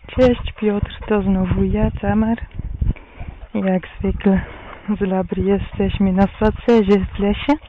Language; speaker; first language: Polish; non-native, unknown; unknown